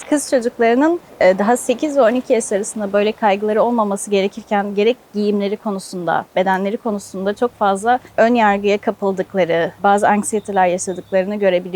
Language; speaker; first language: Turkish; native; Turkish